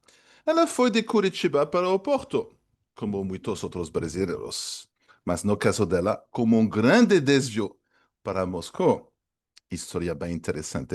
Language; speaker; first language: Portuguese; non-native, fluent; French